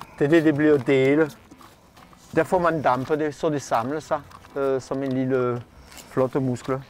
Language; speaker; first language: Danish; non-native, fluent; French